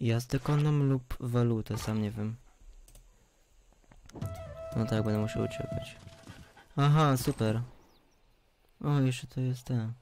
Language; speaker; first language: Polish; early bilingual, heritage; Polish